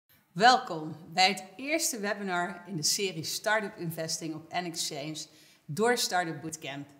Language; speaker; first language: Dutch; native; Dutch